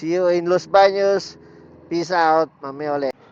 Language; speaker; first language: Filipino; native; Filipino